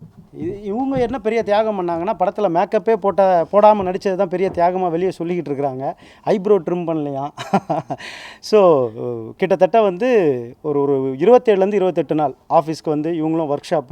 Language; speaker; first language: Tamil; native; Tamil